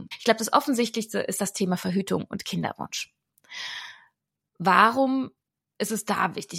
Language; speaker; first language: German; native; German